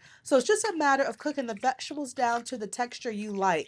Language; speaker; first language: English; native; English